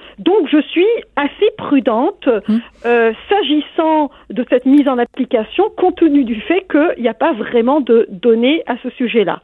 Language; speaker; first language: French; non-native, local second language; Arabic